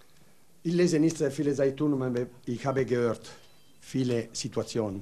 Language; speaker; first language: German; non-native, learner; Italian